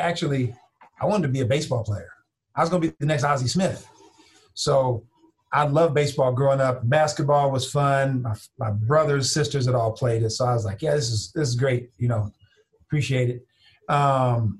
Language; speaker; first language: English; native; English